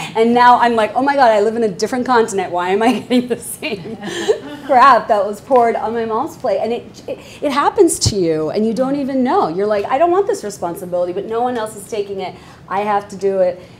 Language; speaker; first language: English; non-native, local second language; Bangla